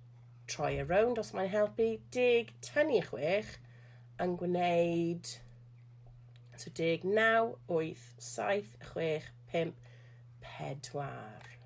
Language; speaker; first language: Welsh; non-native, local second language; English